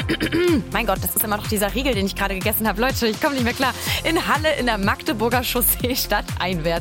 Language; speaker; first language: German; native; German